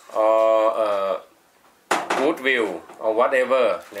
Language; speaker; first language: English; non-native, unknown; Thai